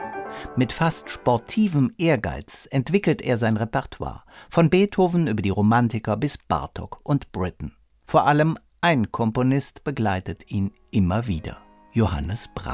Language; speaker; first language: German; native; German